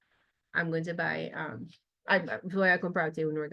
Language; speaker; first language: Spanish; non-native, fluent; English